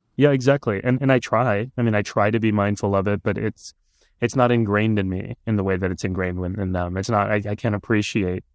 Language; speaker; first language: English; early bilingual, other home language; Punjabi